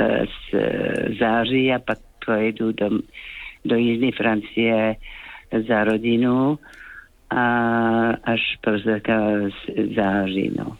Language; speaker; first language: Czech; non-native, fluent; French